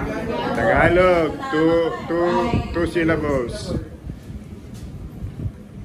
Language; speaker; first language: Filipino; native; Filipino